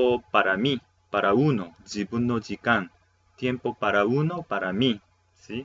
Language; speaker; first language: Spanish; non-native, fluent; Korean